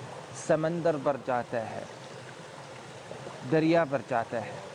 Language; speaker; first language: Hindi; non-native, learner; Arabic